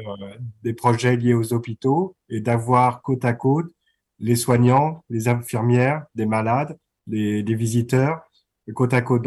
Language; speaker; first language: French; native; French